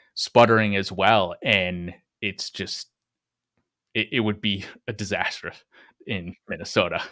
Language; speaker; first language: English; native; English